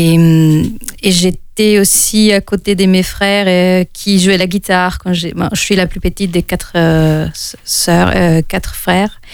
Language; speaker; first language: French; non-native, fluent; Spanish